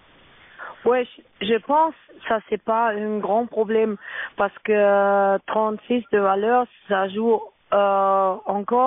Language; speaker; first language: French; non-native, learner; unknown